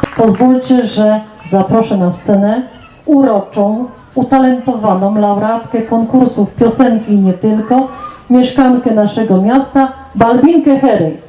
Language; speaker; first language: Polish; native; Polish